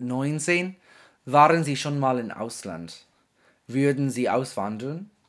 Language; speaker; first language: German; non-native, fluent; English